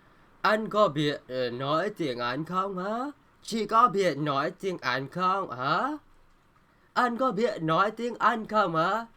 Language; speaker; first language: Vietnamese; non-native, learner; English